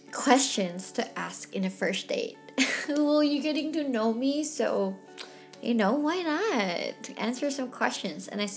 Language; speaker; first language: English; non-native, local second language; Filipino